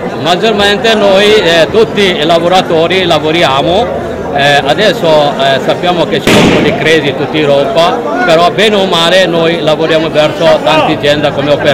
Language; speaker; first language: Italian; non-native, learner; Bangla